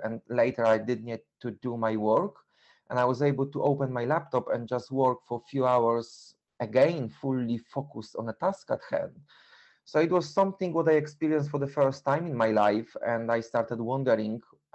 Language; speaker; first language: English; non-native, fluent; Polish